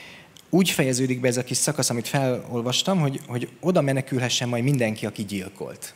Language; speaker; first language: Hungarian; native; Hungarian